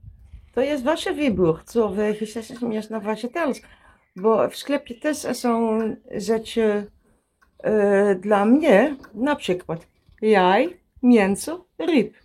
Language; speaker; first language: Polish; non-native, learner; Dutch